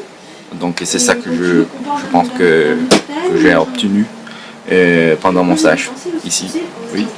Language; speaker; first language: French; non-native, fluent; Danish